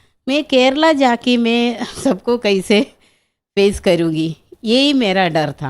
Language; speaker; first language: Hindi; non-native, local second language; Malayalam